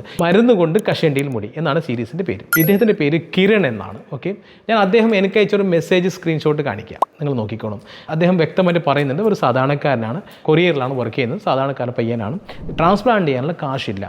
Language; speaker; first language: Malayalam; native; Malayalam